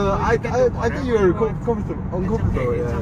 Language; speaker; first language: English; non-native, learner; Korean